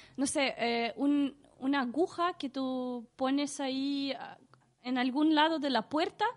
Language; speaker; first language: Spanish; non-native, fluent; Russian